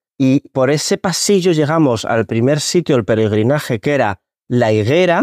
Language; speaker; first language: Spanish; native; Spanish